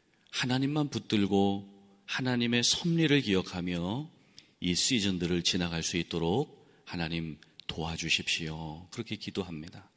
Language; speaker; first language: Korean; native; Korean